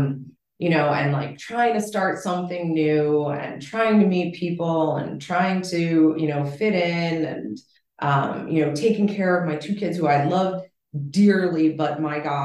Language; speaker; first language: English; native; English